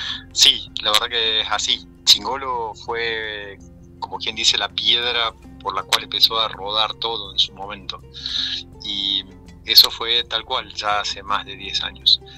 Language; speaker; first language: Spanish; native; Spanish